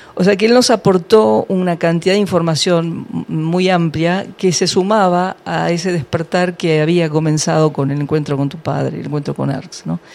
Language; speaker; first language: Spanish; early bilingual, other home language; English